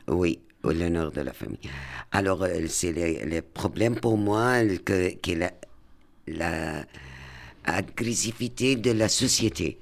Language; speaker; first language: French; non-native, learner; Arabic